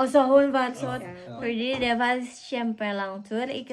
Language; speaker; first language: Norwegian; non-native, learner; Indonesian